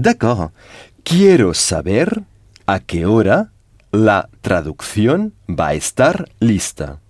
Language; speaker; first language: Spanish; non-native, fluent; French